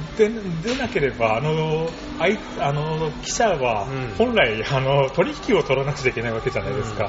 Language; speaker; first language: Japanese; native; Japanese